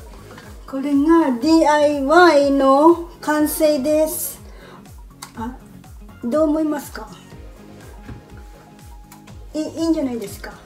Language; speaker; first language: Japanese; non-native, fluent; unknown